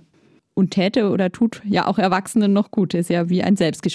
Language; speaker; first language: German; native; German